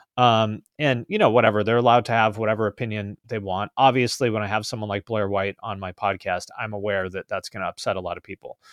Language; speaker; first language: English; native; English